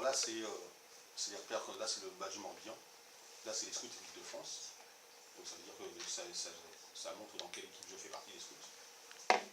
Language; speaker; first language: French; native; French